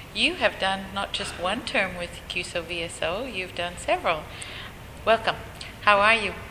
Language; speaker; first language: English; non-native, local second language; Ganda